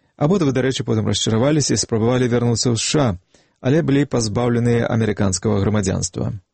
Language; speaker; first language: Belarusian; native; Belarusian